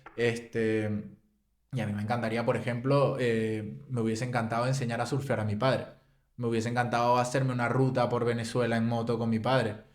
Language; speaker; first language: Spanish; native; Spanish